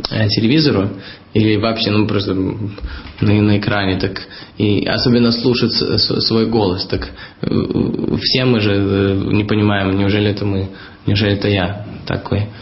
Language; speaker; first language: Russian; early bilingual, heritage; Russian